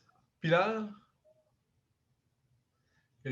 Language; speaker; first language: Spanish; non-native, learner; French